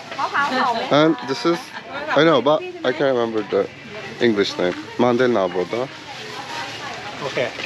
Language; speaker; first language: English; non-native, learner; Turkish